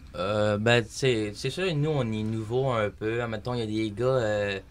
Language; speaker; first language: French; native; French